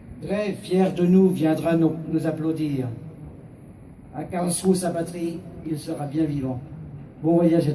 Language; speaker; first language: French; native; French